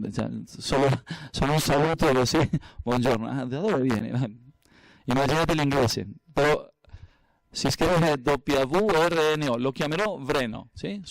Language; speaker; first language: Italian; non-native, fluent; Spanish